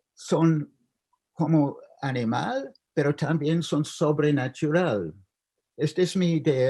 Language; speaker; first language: Spanish; non-native, fluent; English